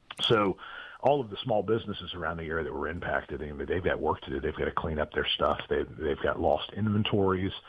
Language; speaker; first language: English; native; English